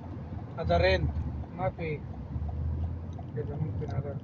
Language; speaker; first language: Arabic; non-native, learner; Hindi